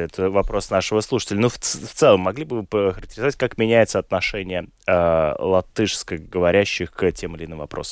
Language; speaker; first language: Russian; native; Russian